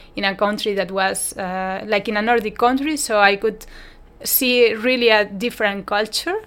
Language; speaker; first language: English; non-native, fluent; Spanish